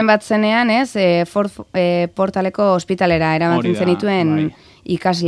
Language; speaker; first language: Basque; native; Basque